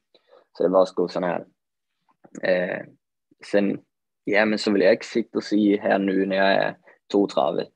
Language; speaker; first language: Swedish; native; Swedish